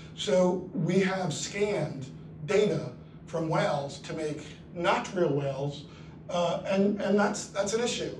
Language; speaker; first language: English; native; English